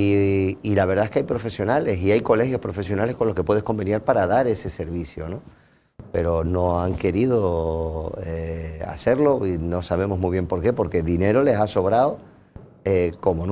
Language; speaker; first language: Spanish; native; Spanish